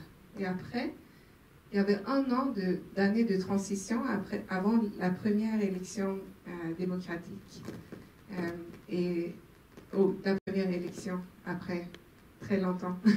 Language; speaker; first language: French; non-native, local second language; Swedish